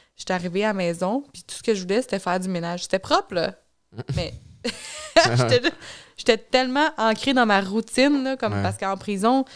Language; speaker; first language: French; native; French